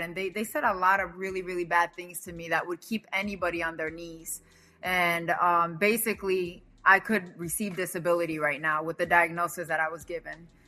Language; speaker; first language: English; early bilingual, other home language; Spanish